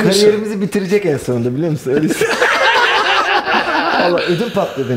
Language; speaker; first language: Turkish; native; Turkish